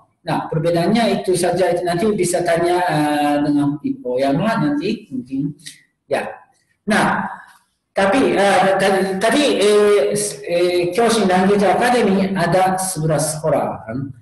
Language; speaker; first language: Indonesian; non-native, learner; Japanese